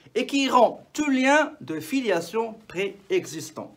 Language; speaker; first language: French; non-native, local second language; Arabic